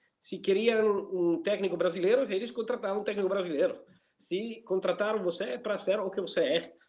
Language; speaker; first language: Portuguese; non-native, fluent; Italian